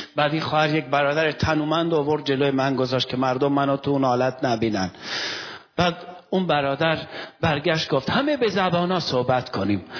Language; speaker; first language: Persian; non-native, local second language; Armenian